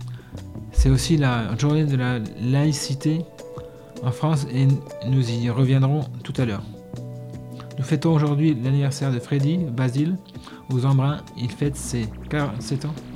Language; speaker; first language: French; native; French